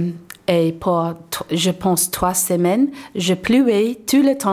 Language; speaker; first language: French; non-native, learner; English